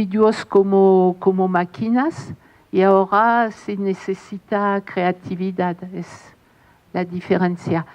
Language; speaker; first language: Spanish; non-native, fluent; French